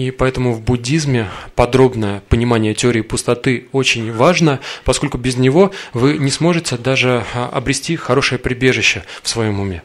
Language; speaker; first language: Russian; native; Russian